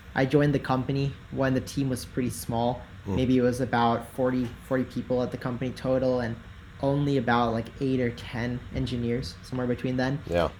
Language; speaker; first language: English; native; English